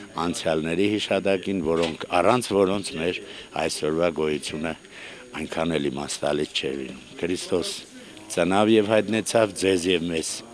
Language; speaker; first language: Armenian; native; Armenian